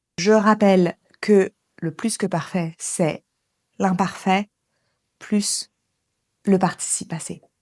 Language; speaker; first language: French; native; French